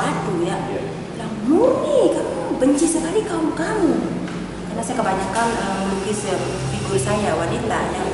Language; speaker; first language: Indonesian; non-native, local second language; Balinese